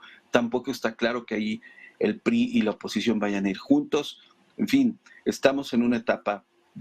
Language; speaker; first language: Spanish; native; Spanish